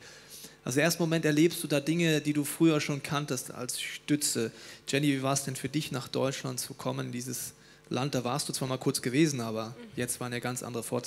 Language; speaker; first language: German; native; German